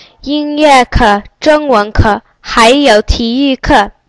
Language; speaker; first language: Chinese; non-native, learner; English